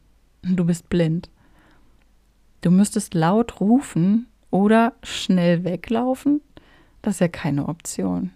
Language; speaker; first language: German; native; German